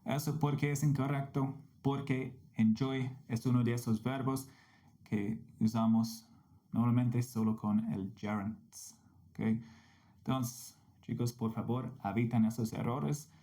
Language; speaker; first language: Spanish; non-native, fluent; English